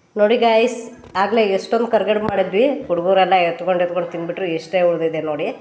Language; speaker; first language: Kannada; non-native, local second language; Lambadi